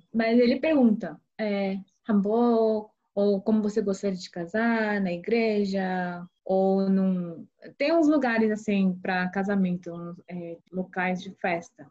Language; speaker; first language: Portuguese; early bilingual, other home language; Korean